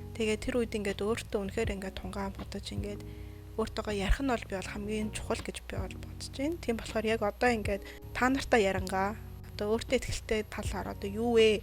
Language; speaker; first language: Mongolian; early bilingual, heritage; Mongolian